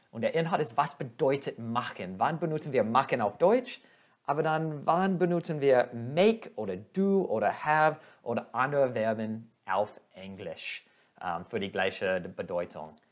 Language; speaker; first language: German; non-native, fluent; English